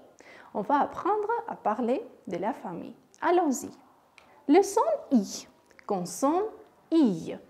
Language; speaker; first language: French; non-native, fluent; Armenian